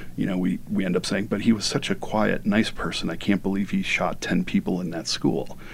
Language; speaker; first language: English; native; English